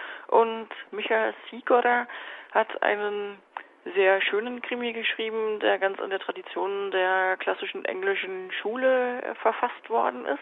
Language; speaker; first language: German; native; German